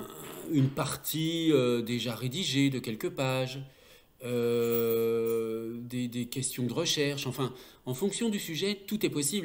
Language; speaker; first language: French; native; French